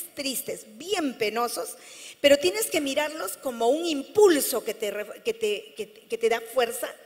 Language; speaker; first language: Spanish; native; Spanish